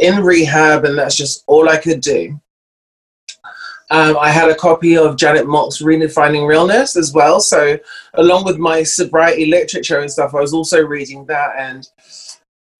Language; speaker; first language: English; native; English